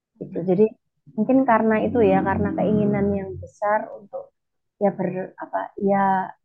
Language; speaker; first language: Indonesian; non-native, local second language; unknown